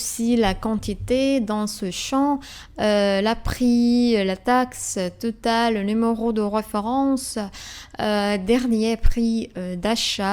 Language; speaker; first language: French; non-native, fluent; Arabic